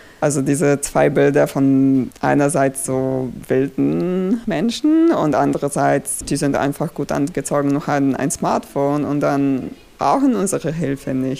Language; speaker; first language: German; non-native, fluent; Polish